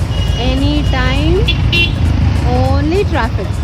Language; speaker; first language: Telugu; non-native, local second language; Kannada